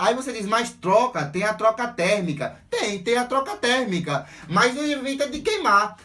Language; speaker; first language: Portuguese; native; Portuguese